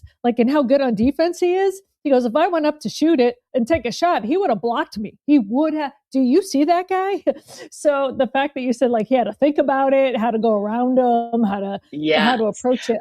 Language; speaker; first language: English; native; English